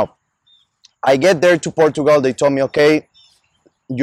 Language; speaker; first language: English; non-native, fluent; Spanish